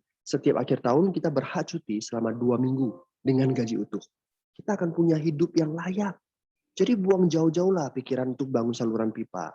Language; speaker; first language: Indonesian; native; Indonesian